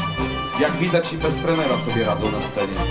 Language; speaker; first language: Polish; native; Polish